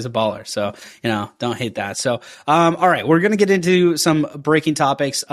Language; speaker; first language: English; native; English